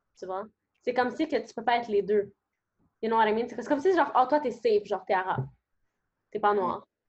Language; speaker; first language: French; early bilingual, other home language; Arabic